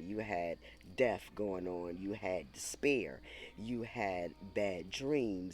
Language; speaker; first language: English; native; English